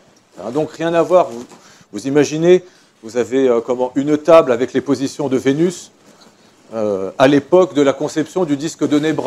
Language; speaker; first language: French; native; French